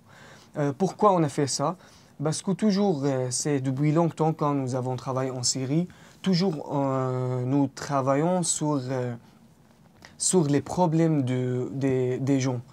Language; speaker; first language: French; non-native, learner; Arabic